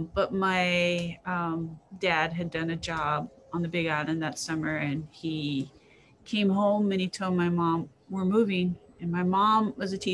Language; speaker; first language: English; native; English